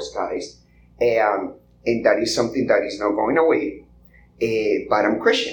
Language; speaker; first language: English; non-native, fluent; Spanish